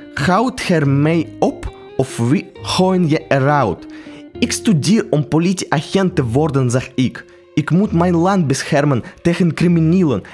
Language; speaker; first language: Dutch; non-native, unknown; Russian